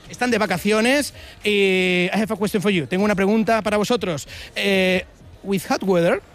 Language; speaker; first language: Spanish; native; Spanish